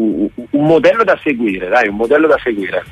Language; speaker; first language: Italian; native; Italian